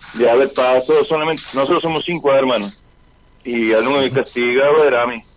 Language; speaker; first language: Spanish; native; Spanish